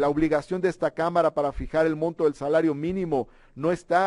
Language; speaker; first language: Spanish; native; Spanish